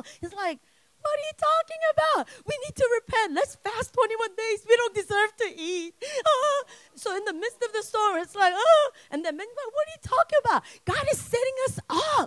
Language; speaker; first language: English; native; English